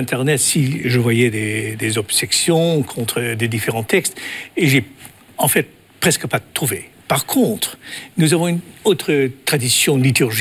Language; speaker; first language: French; non-native, fluent; Dutch